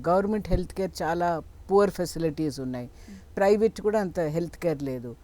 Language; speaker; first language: Telugu; non-native, local second language; Tamil